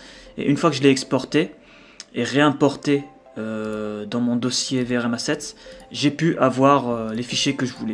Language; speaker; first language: French; native; French